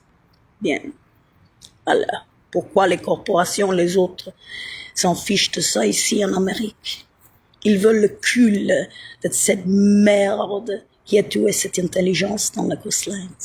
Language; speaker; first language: French; non-native, learner; Italian